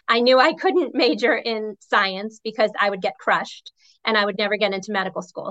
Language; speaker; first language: English; native; English